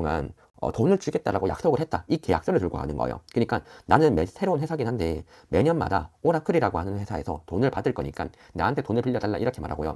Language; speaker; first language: Korean; native; Korean